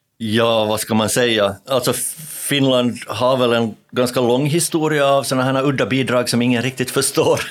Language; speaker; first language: Swedish; native; Swedish